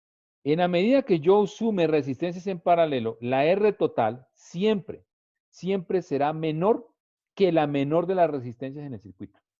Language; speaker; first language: Spanish; native; Spanish